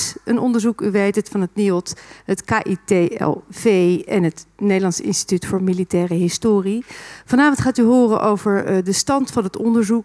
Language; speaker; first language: Dutch; native; Dutch